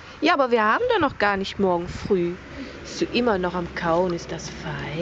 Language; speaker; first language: German; native; German